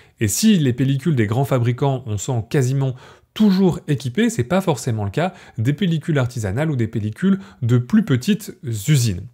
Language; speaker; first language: French; native; French